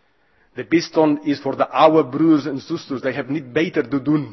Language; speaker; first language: Dutch; non-native, fluent; English